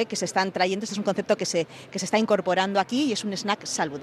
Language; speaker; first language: Spanish; native; Spanish